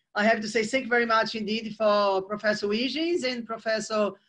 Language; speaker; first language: English; non-native, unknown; Portuguese